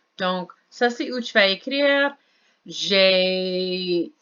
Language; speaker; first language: French; non-native, fluent; English